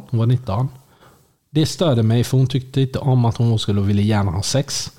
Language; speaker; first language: Swedish; early bilingual, other home language; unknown